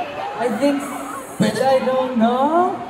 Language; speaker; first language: English; non-native, local second language; Filipino